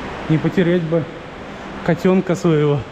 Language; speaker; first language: Russian; native; Russian